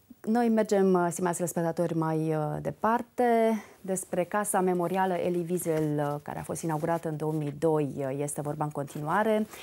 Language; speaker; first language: Romanian; native; Romanian